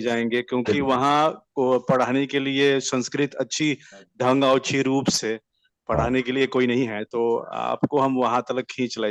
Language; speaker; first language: Hindi; early bilingual, heritage; Hindi